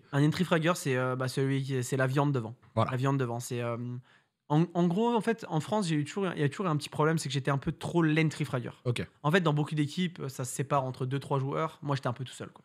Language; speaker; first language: French; native; French